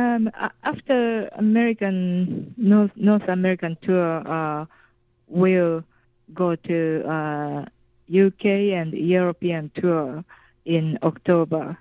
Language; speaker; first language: English; non-native, fluent; Japanese